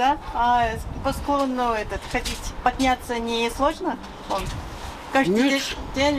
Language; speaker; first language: Russian; non-native, learner; Korean